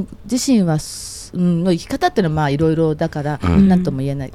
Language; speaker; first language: Japanese; native; Japanese